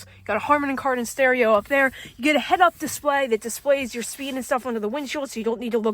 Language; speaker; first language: English; native; English